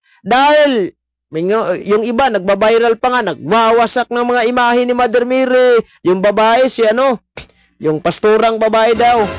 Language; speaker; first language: Filipino; non-native, local second language; Cebuano